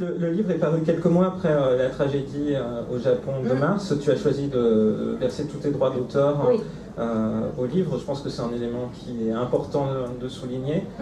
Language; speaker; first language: French; native; French